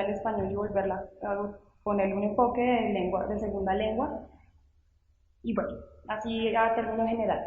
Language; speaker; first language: Spanish; native; Spanish